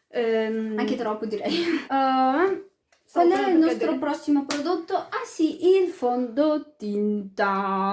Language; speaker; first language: Italian; early bilingual, other home language; Arabic